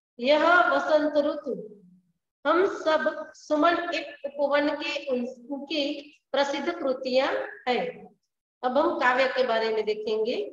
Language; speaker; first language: Hindi; non-native, local second language; Gujarati